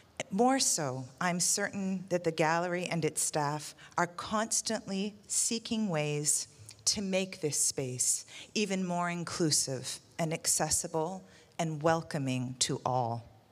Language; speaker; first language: English; native; English